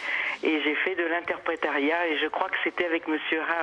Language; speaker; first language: French; native; French